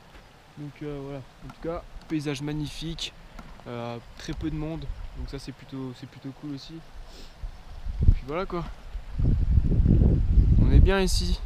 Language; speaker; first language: French; native; French